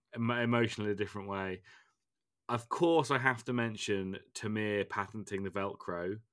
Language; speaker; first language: English; native; English